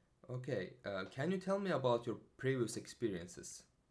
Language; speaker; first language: English; non-native, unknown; Turkish